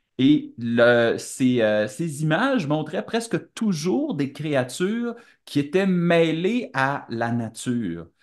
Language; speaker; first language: French; native; French